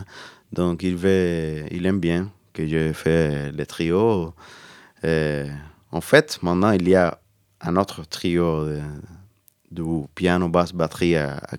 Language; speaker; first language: French; non-native, learner; Spanish